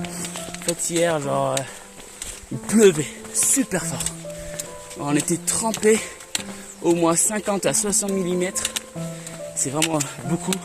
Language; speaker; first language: French; native; French